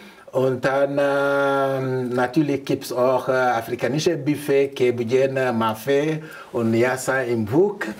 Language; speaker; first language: German; non-native, learner; Mandingo